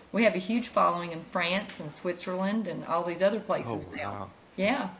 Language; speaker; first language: English; native; English